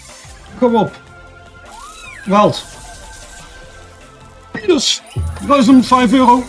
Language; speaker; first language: Dutch; native; Dutch